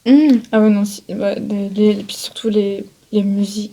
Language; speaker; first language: French; native; French